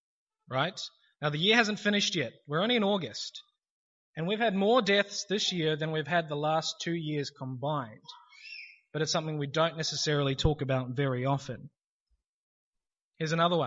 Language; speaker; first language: English; native; English